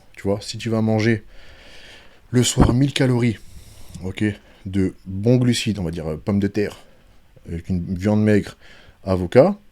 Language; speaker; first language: French; native; French